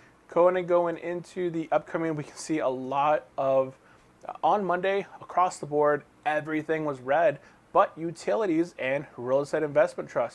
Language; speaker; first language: English; native; English